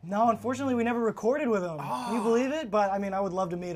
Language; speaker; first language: English; native; English